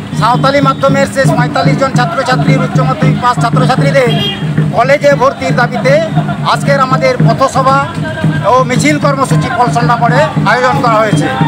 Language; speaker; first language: Bangla; non-native, local second language; Santali